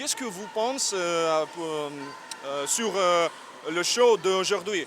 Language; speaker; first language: French; non-native, learner; Russian